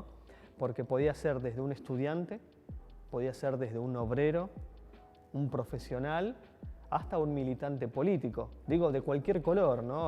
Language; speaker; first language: Spanish; native; Spanish